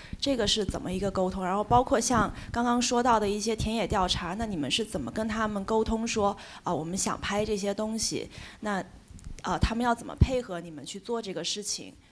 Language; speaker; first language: Chinese; non-native, local second language; Cantonese